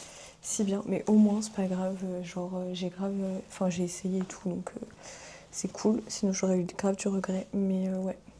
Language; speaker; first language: French; native; French